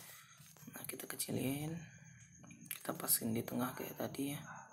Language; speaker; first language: Indonesian; native; Indonesian